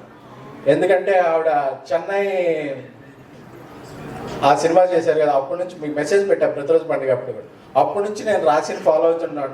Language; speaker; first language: Telugu; native; Telugu